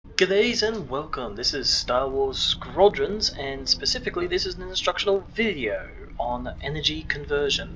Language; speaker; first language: English; native; English